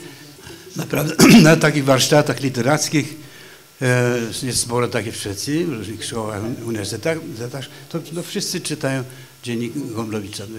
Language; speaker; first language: Polish; non-native, fluent; Swedish